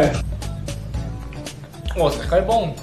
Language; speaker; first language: French; non-native, learner; Chinese